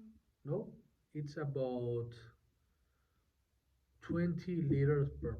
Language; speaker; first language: English; non-native, learner; Spanish